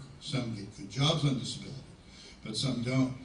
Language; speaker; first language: English; native; English